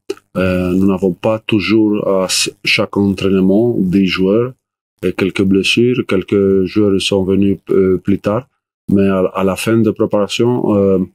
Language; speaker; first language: French; non-native, learner; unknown